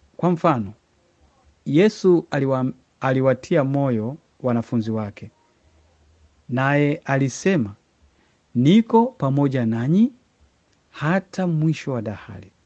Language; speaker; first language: Swahili; native; Swahili